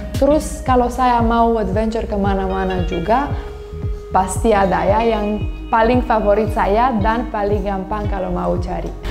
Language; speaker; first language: Indonesian; non-native, learner; Romanian